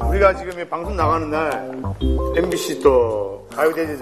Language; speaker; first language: Korean; native; Korean